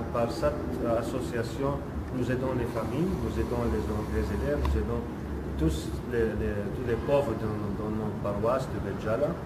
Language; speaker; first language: French; non-native, local second language; Arabic